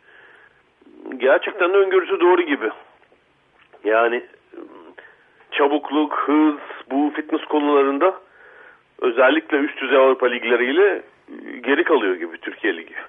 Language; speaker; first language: Turkish; native; Turkish